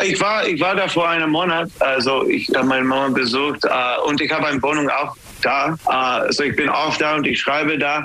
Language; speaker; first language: German; non-native, fluent; English